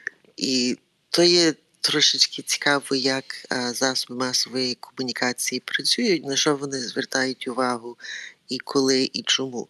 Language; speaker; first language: Ukrainian; early bilingual, heritage; Ukrainian